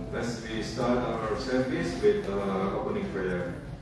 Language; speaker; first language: English; non-native, fluent; Indonesian